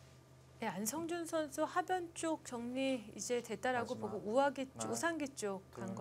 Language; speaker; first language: Korean; native; Korean